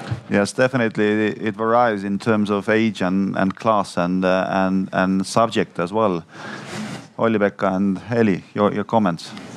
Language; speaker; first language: English; non-native, fluent; Estonian